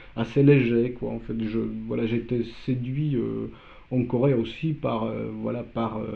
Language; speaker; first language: French; non-native, fluent; Polish